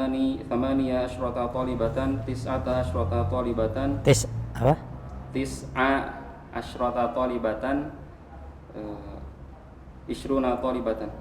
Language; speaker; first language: Arabic; non-native, learner; Indonesian